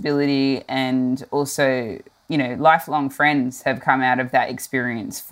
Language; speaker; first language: English; native; English